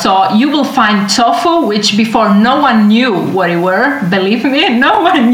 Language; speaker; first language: English; non-native, fluent; Italian